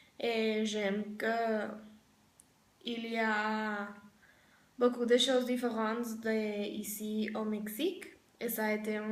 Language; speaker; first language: French; non-native, learner; Spanish